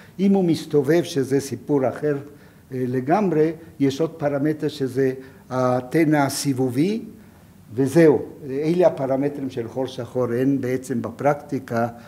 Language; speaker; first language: Hebrew; non-native, fluent; Yiddish